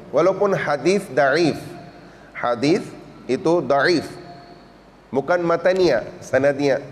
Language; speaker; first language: Indonesian; non-native, learner; Urdu